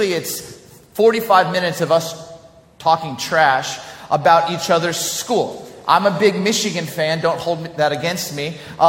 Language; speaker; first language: English; native; English